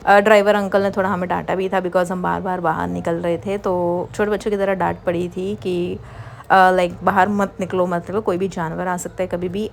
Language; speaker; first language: Hindi; non-native, local second language; Gujarati